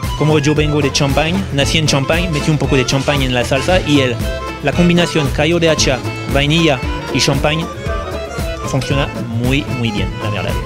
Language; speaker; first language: Spanish; non-native, fluent; French